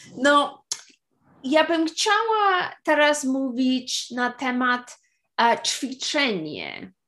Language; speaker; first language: Polish; early bilingual, heritage; Polish